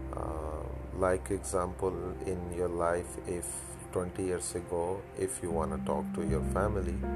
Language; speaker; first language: English; non-native, local second language; Urdu